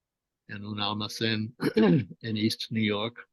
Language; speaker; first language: Spanish; non-native, fluent; English